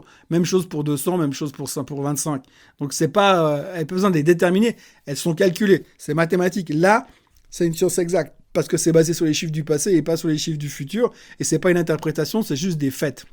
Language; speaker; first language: French; native; French